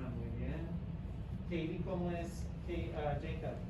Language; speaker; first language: Spanish; non-native, fluent; English